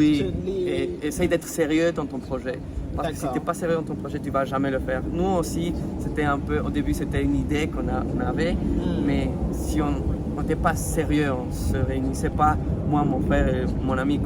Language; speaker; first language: French; non-native, fluent; Spanish